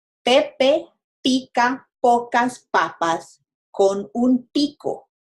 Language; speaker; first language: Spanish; non-native, fluent; English